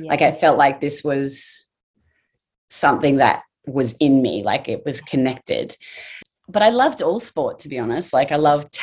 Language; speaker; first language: English; native; English